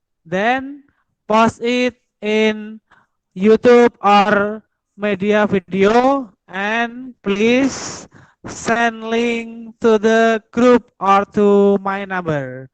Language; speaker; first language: English; non-native, fluent; Indonesian